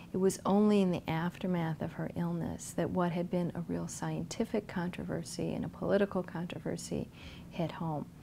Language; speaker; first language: English; native; English